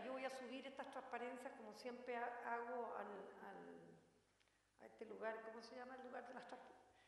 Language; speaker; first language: Spanish; native; Spanish